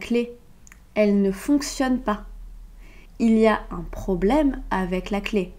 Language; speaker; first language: French; native; French